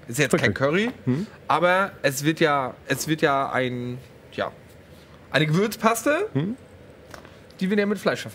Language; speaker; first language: German; native; German